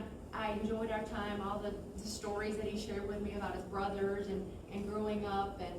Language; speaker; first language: English; native; English